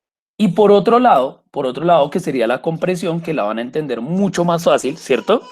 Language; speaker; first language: Spanish; native; Spanish